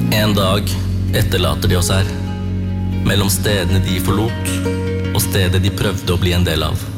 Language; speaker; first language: Norwegian; early bilingual, other home language; Tamil